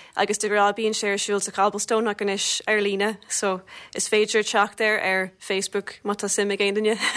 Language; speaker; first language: Irish; non-native, local second language; English